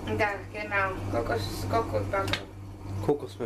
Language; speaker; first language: German; non-native, learner; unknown